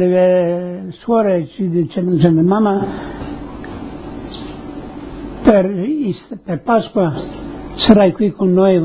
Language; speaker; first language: Italian; non-native, local second language; Friulian